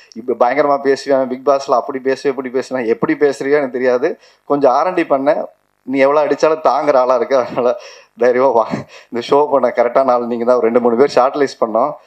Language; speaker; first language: Tamil; native; Tamil